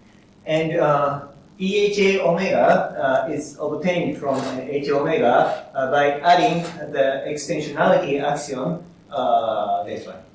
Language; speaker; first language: English; non-native, fluent; Japanese